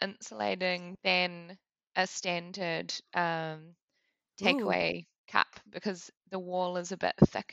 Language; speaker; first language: English; native; English